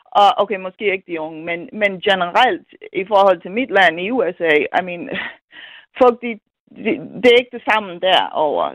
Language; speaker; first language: Danish; non-native, fluent; English